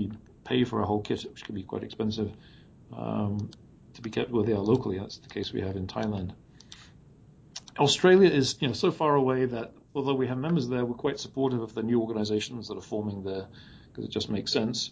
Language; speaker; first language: English; native; English